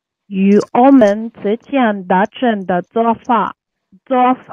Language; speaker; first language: Chinese; non-native, learner; Arabic